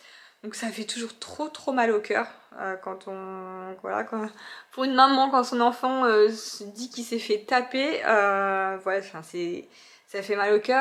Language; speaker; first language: French; native; French